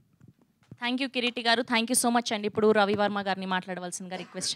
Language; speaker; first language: Telugu; native; Telugu